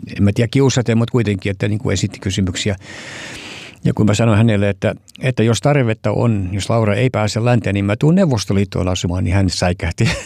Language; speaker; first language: Finnish; early bilingual, heritage; Finnish